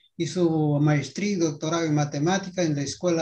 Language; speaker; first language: Spanish; native; Spanish